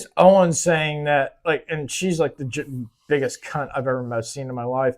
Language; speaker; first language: English; native; English